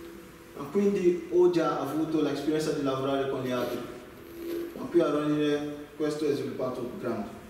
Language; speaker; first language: Italian; non-native, learner; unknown